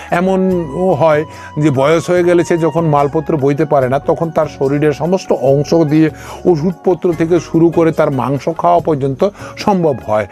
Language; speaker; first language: Bangla; non-native, local second language; Kok Borok